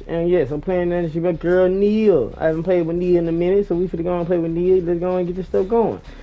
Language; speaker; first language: English; native; English